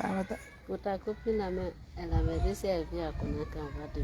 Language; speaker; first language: French; non-native, local second language; Fula